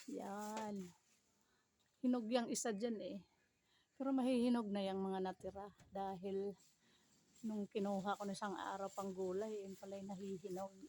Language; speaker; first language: Filipino; native; Filipino